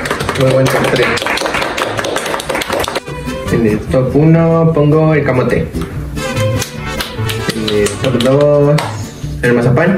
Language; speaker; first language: Spanish; native; Spanish